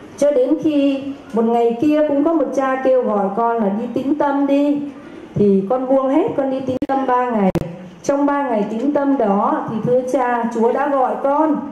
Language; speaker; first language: Vietnamese; native; Vietnamese